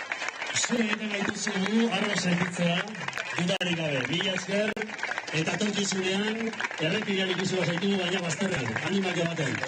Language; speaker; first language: Basque; native; Basque